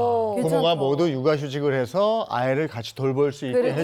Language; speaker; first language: Korean; native; Korean